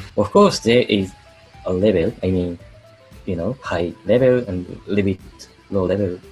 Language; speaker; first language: English; non-native, learner; Japanese